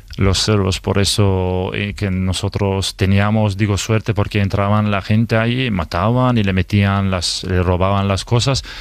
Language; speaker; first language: Spanish; non-native, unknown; Albanian